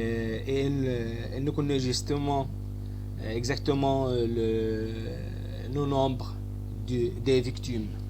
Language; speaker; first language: French; non-native, fluent; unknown